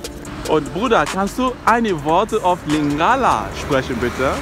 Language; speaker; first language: German; non-native, learner; Lingala